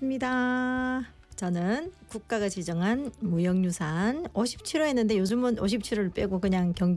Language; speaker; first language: Korean; native; Korean